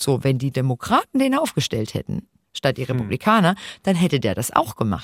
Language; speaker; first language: German; native; German